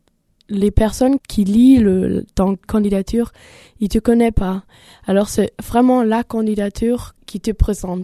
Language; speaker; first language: French; non-native, learner; German